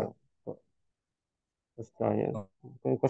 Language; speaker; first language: Indonesian; non-native, learner; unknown